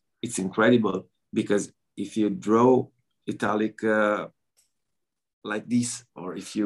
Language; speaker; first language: English; non-native, learner; Italian